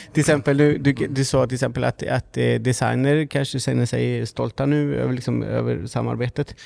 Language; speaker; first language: Swedish; native; Swedish